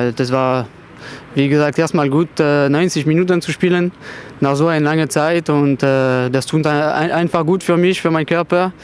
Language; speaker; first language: German; non-native, fluent; French